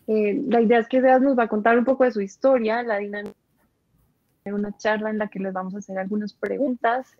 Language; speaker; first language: Spanish; native; Spanish